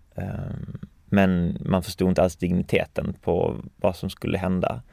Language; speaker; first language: Swedish; native; Swedish